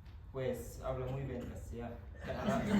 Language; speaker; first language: Spanish; non-native, learner; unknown